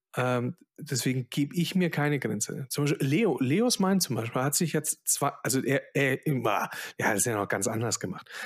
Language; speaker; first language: German; early bilingual, other home language; Polish